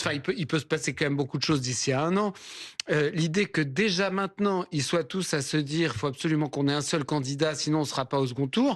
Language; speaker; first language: French; native; French